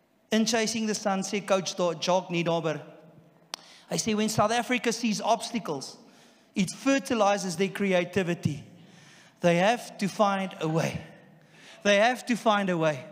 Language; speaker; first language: English; non-native, local second language; Afrikaans